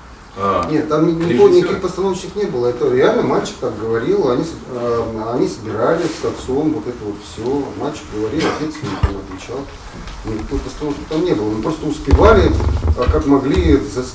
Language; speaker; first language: Russian; native; Russian